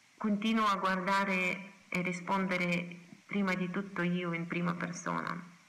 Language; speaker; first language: Italian; non-native, fluent; Kazakh